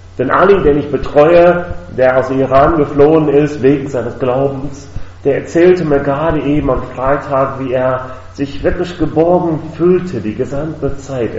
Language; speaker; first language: German; non-native, fluent; English